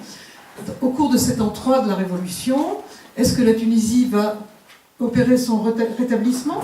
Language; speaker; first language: French; native; French